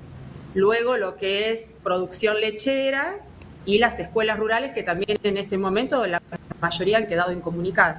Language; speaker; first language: Spanish; native; Spanish